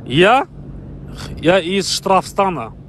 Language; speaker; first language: Russian; non-native, local second language; Kazakh